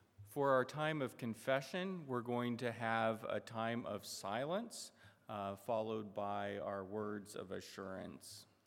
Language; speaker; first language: English; native; English